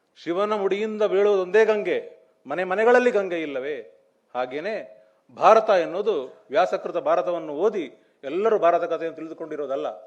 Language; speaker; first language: Kannada; native; Kannada